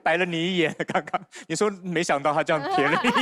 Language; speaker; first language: Chinese; native; Chinese